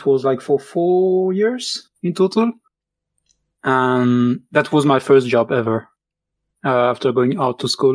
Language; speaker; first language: English; non-native, fluent; French